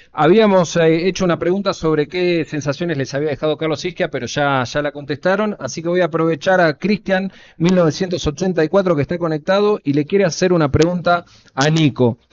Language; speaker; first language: Spanish; native; Spanish